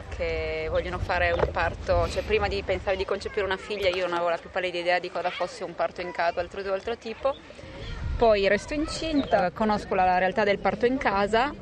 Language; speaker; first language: Italian; native; Italian